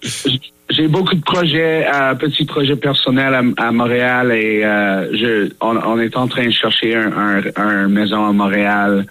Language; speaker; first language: French; non-native, fluent; English